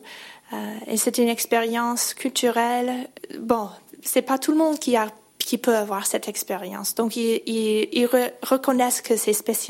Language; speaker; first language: French; non-native, fluent; English